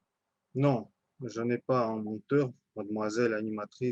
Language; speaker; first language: French; non-native, learner; Russian